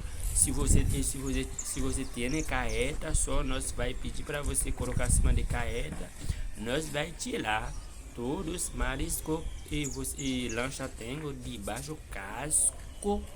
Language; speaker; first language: Portuguese; non-native, learner; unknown